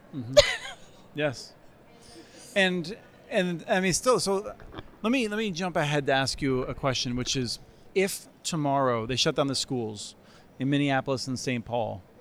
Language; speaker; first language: English; native; English